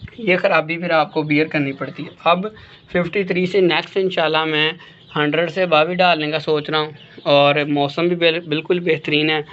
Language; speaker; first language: Urdu; native; Urdu